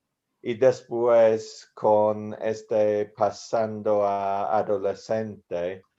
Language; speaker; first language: Spanish; non-native, learner; English